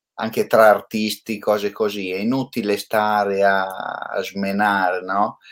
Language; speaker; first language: Italian; native; Italian